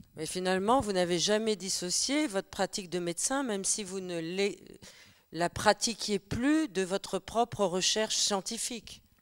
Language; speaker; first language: French; native; French